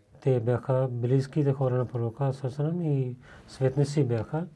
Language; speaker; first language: Bulgarian; non-native, learner; Urdu